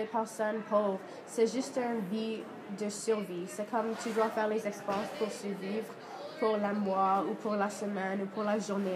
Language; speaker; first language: French; non-native, learner; English